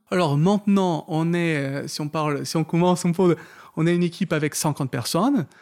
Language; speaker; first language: French; non-native, fluent; Portuguese